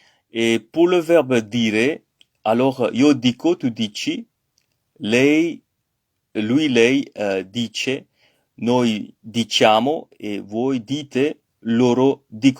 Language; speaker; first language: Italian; non-native, learner; French